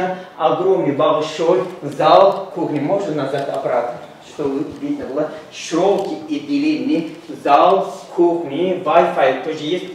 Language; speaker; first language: Russian; non-native, learner; Turkish